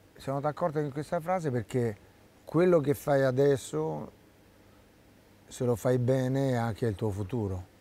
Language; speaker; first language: Italian; native; Italian